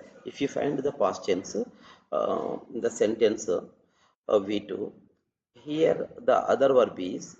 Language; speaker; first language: English; non-native, local second language; Telugu